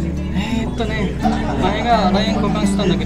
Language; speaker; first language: Japanese; non-native, fluent; Indonesian